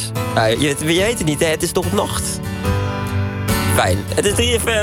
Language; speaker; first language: Dutch; native; Dutch